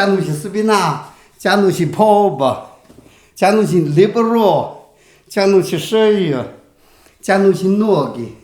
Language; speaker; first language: Russian; non-native, learner; Chinese